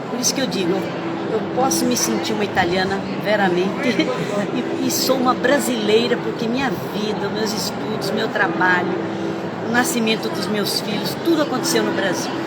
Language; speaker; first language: Portuguese; early bilingual, other home language; Italian